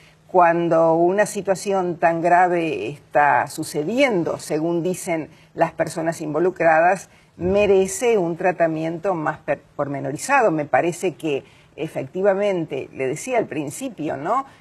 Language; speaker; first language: Spanish; native; Spanish